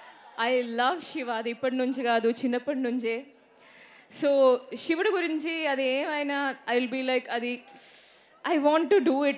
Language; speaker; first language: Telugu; non-native, learner; Malayalam